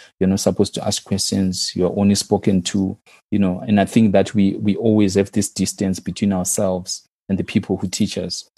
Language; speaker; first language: English; non-native, local second language; Shona